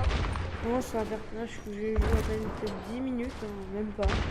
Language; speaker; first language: French; native; French